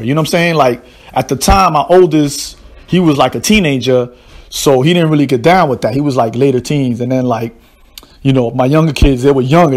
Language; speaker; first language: English; native; English